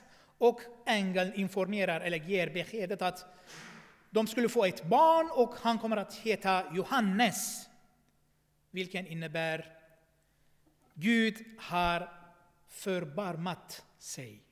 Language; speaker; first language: Swedish; non-native, fluent; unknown